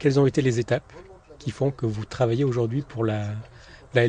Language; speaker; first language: French; native; French